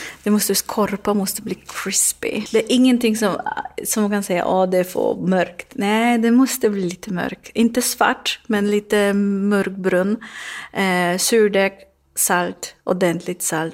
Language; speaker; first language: Swedish; non-native, learner; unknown